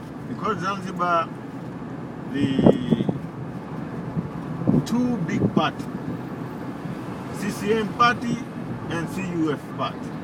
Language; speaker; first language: English; non-native, local second language; Swahili